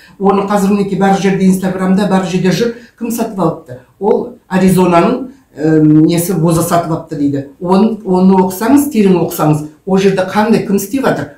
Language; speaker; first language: Kazakh; non-native, local second language; Russian